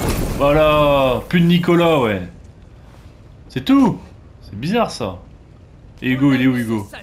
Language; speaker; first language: French; native; French